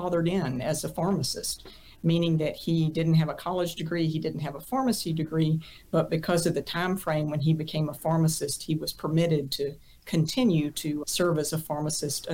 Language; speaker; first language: English; native; English